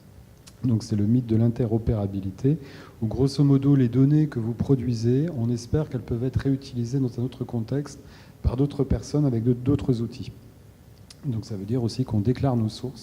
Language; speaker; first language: French; native; French